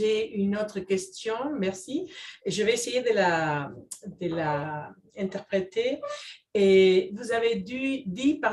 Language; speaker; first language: French; non-native, fluent; Spanish